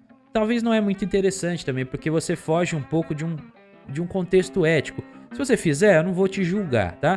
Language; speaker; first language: Portuguese; native; Portuguese